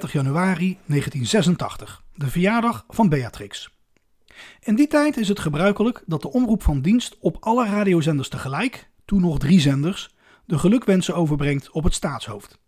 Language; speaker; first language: Dutch; native; Dutch